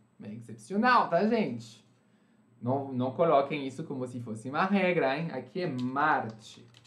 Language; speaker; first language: Portuguese; non-native, fluent; French